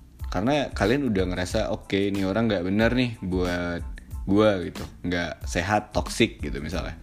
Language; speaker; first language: Indonesian; native; Indonesian